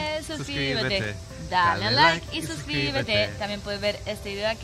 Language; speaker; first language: Spanish; native; Spanish